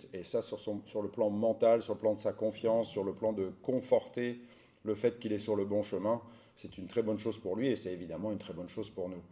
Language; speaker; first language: French; native; French